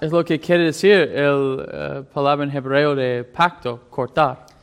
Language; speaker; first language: Spanish; non-native, fluent; English